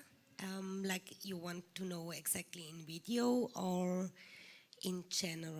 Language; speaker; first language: English; non-native, fluent; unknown